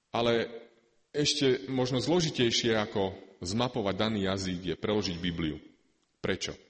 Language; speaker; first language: Slovak; native; Slovak